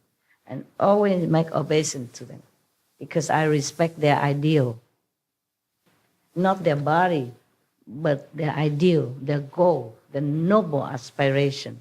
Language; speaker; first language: English; non-native, fluent; Vietnamese